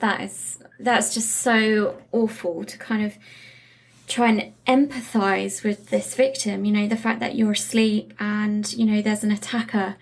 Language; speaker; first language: English; native; English